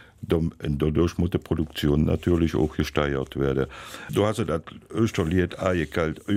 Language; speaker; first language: German; native; German